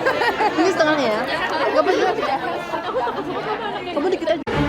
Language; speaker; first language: Indonesian; non-native, fluent; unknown